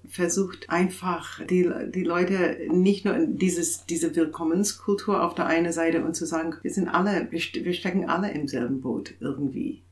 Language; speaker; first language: German; non-native, fluent; English